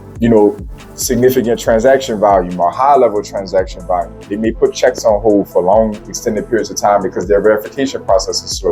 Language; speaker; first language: English; native; English